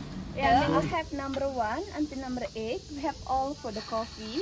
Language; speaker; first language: English; non-native, learner; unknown